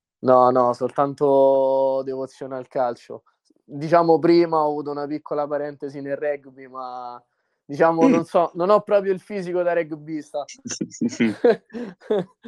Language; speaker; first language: Italian; native; Italian